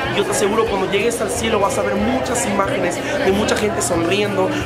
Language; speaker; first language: Spanish; native; Spanish